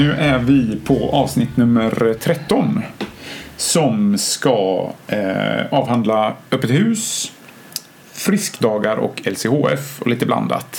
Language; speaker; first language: Swedish; native; Swedish